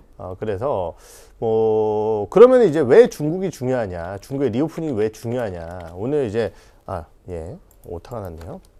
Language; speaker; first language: Korean; native; Korean